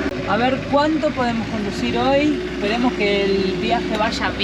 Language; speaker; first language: Spanish; native; Spanish